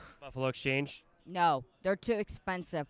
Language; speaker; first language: English; native; English